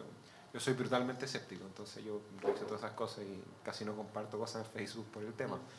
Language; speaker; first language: Spanish; native; Spanish